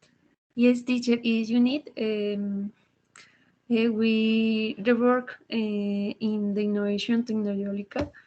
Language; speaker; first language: English; non-native, learner; Spanish